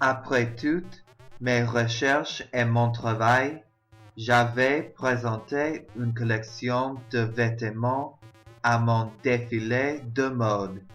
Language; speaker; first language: French; non-native, learner; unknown